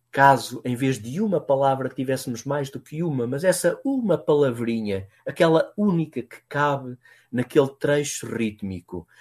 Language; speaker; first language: Portuguese; native; Portuguese